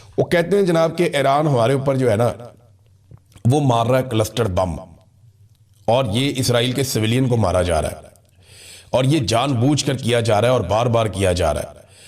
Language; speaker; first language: Urdu; non-native, local second language; Punjabi